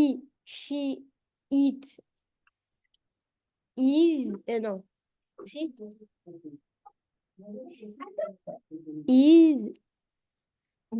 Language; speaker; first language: English; non-native, learner; French